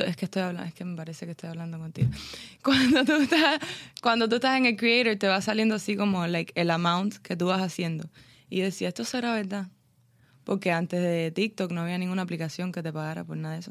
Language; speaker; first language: Spanish; early bilingual, heritage; Spanish